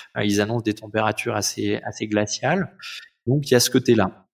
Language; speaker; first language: French; native; French